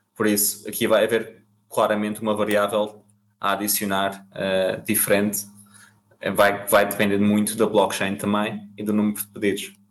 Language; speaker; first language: Portuguese; native; Portuguese